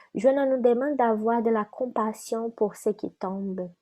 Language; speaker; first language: French; non-native, fluent; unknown